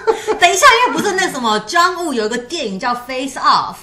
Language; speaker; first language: Chinese; native; Chinese